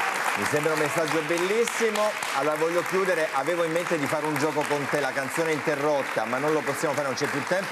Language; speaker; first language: Italian; native; Italian